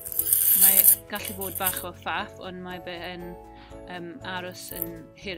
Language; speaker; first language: Welsh; non-native, local second language; English